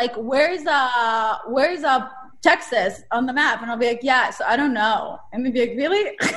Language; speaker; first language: English; non-native, fluent; Hebrew